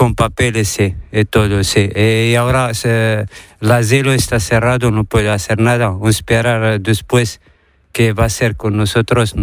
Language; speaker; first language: Spanish; non-native, learner; Arabic